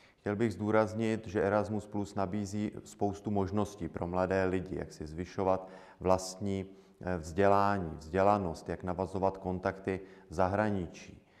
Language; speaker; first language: Czech; native; Czech